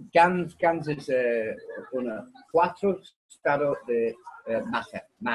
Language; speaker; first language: Spanish; non-native, learner; English